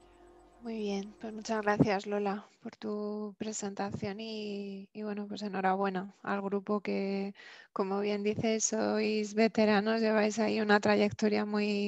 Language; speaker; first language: Spanish; native; Spanish